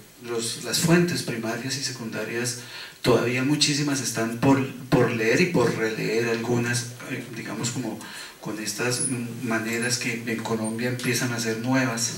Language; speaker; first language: Spanish; native; Spanish